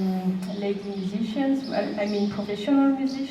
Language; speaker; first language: English; non-native, learner; French